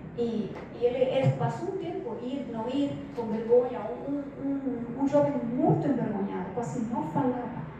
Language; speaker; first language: Portuguese; non-native, fluent; Spanish